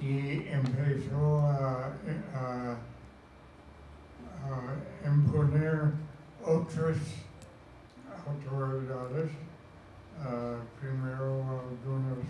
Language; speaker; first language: Spanish; non-native, fluent; English